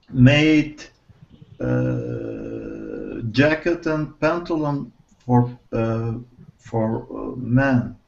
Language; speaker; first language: English; non-native, learner; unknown